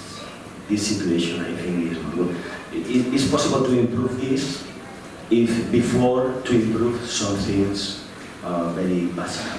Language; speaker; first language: English; non-native, learner; Spanish